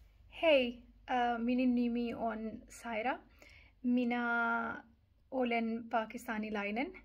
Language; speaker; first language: Finnish; non-native, learner; Urdu